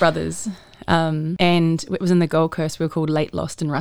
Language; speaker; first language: English; native; English